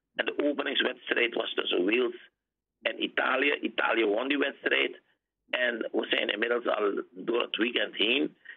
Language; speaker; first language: Dutch; native; Dutch